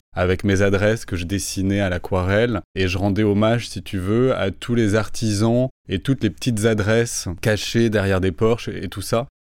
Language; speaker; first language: French; native; French